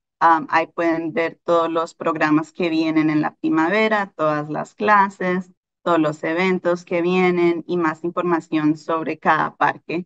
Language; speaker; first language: Spanish; early bilingual, heritage; Spanish